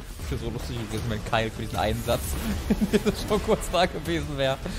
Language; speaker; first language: German; native; German